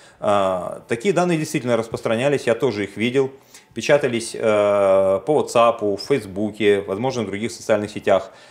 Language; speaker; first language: Russian; native; Russian